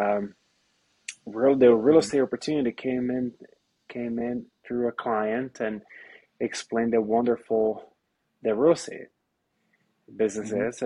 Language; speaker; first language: English; non-native, fluent; Portuguese